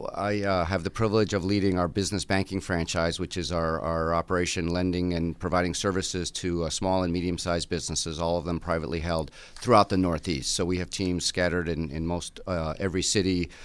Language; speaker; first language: English; native; English